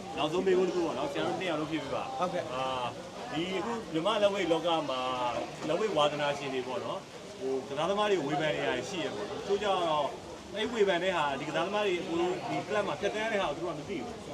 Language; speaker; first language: Burmese; native; Burmese